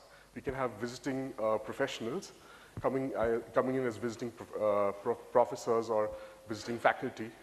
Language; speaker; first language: English; non-native, local second language; Bangla